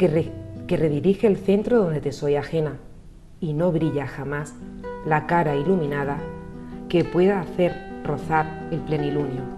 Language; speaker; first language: Spanish; native; Spanish